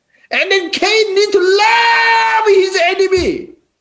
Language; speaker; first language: English; non-native, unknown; Korean